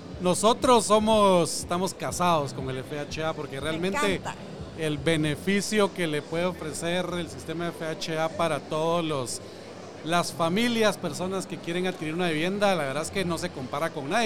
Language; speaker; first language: Spanish; native; Spanish